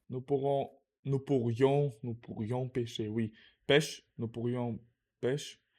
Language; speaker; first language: French; non-native, learner; Russian